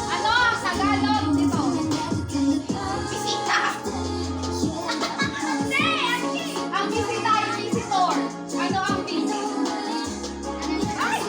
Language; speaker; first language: Filipino; non-native, local second language; Cebuano